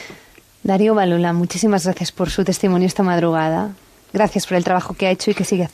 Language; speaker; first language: Spanish; native; Spanish